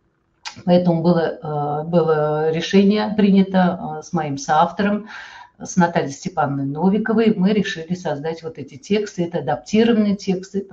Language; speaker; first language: Russian; native; Russian